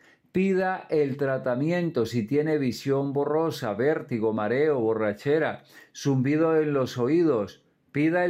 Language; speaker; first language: Spanish; native; Spanish